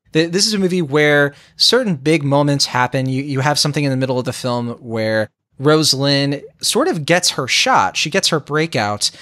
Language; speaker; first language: English; native; English